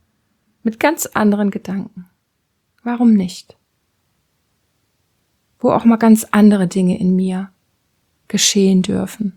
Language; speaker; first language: German; native; German